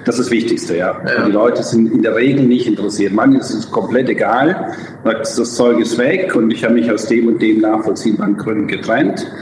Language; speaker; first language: German; non-native, fluent; Croatian